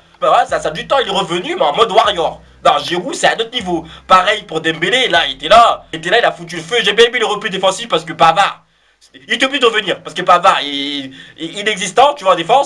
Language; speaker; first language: French; native; French